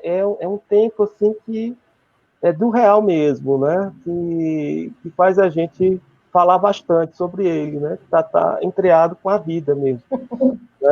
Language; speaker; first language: Portuguese; native; Portuguese